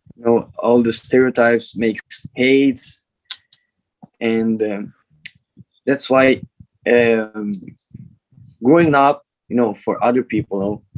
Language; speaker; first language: English; non-native, learner; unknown